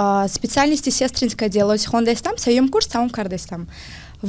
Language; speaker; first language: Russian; early bilingual, other home language; Tajik